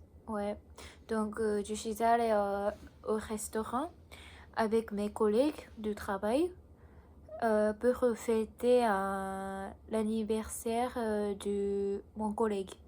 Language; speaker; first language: French; non-native, learner; Japanese